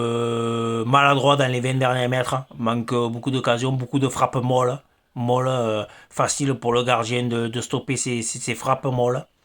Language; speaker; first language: French; native; French